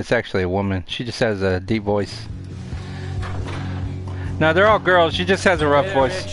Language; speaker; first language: English; native; English